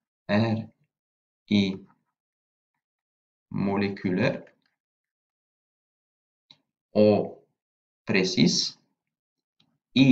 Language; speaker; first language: Norwegian; non-native, fluent; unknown